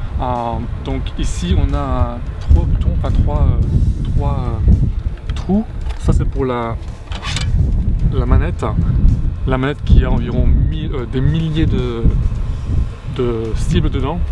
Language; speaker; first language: French; native; French